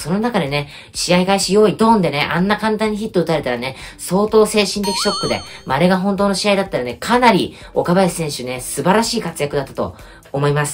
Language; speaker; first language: Japanese; native; Japanese